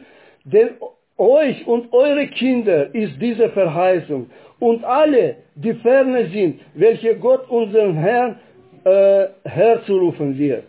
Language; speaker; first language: German; non-native, fluent; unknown